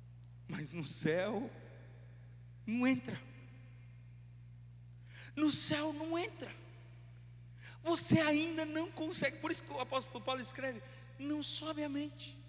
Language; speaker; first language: Portuguese; native; Portuguese